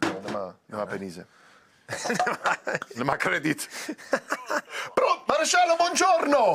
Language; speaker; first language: Czech; non-native, learner; Italian